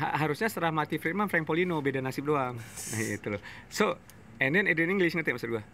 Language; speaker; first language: Indonesian; non-native, fluent; English